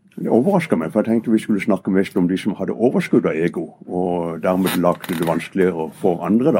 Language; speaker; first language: Norwegian; native; Norwegian